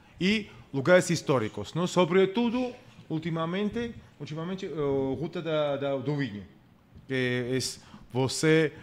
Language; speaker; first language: Portuguese; non-native, learner; Georgian